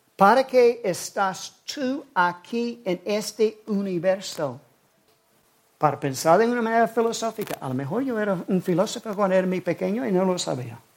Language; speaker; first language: Spanish; non-native, fluent; English